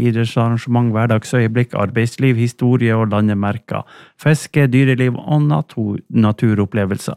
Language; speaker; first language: Norwegian; native; Norwegian